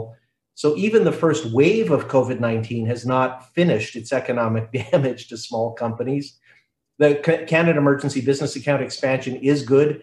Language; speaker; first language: English; native; English